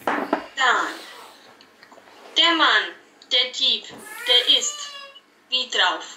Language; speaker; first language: German; native; German